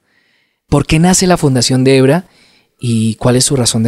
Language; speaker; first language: Spanish; native; Spanish